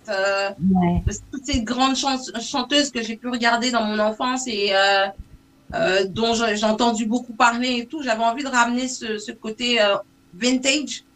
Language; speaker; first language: French; non-native, local second language; English